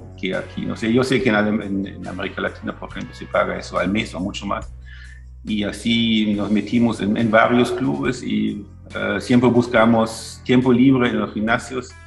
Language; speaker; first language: Spanish; non-native, fluent; German